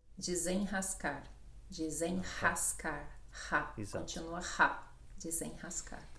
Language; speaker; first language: Portuguese; native; Portuguese